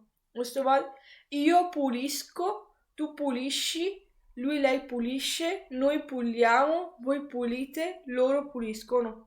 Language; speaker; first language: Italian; non-native, fluent; Punjabi